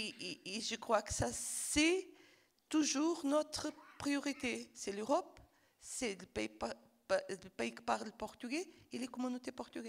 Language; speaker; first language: French; non-native, fluent; Portuguese